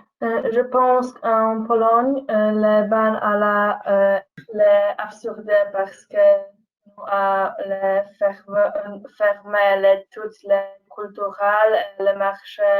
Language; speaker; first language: French; non-native, learner; Polish